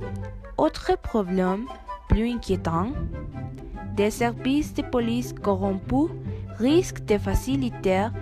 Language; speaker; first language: French; non-native, learner; Spanish